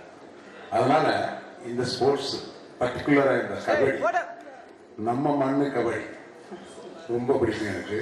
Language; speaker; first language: Tamil; native; Tamil